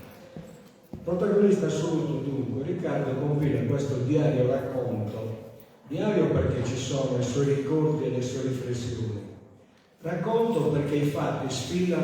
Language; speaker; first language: Italian; native; Italian